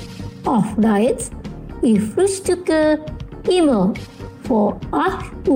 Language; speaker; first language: German; non-native, fluent; Indonesian